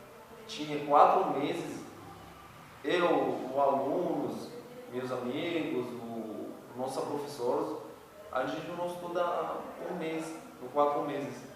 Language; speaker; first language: Portuguese; non-native, learner; Arabic